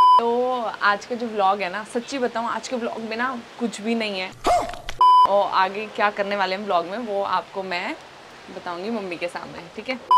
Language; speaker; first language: Hindi; native; Hindi